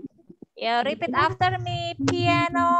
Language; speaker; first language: English; non-native, fluent; Indonesian